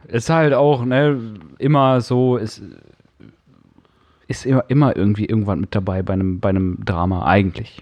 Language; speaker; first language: German; native; German